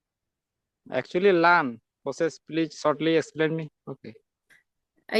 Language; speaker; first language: English; non-native, learner; Santali